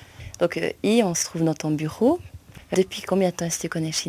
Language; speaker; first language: French; native; French